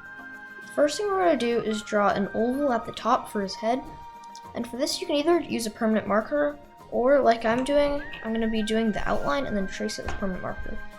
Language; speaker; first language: English; native; English